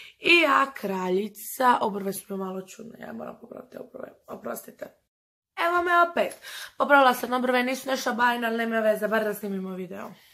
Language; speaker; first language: Croatian; early bilingual, other home language; Portuguese